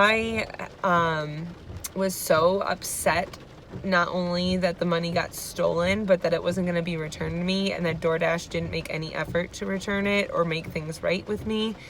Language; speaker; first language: English; native; English